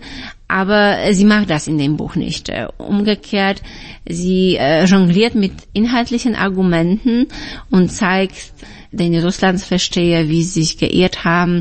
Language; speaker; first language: German; non-native, fluent; Polish